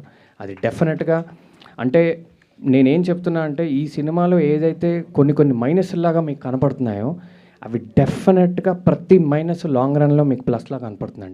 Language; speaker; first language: Telugu; native; Telugu